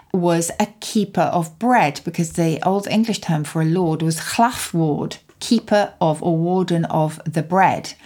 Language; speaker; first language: English; native; English